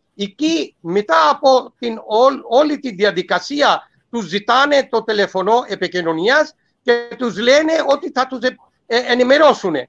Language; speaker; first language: Greek; non-native, fluent; Urdu